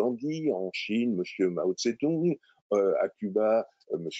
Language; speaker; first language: French; native; French